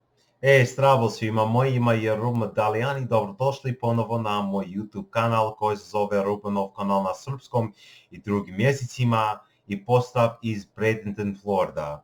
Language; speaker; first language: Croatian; non-native, learner; English